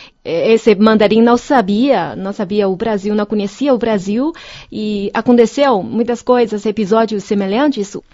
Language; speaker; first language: Portuguese; non-native, fluent; Chinese